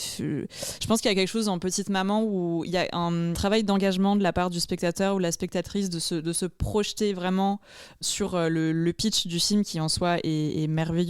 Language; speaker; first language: French; native; French